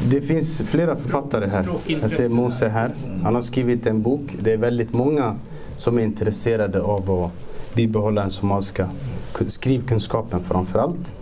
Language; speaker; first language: Swedish; early bilingual, other home language; Somali